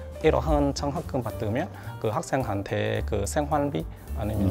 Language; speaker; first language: Korean; non-native, learner; Vietnamese